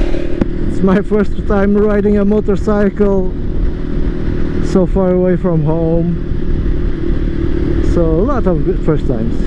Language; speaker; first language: English; non-native, fluent; Portuguese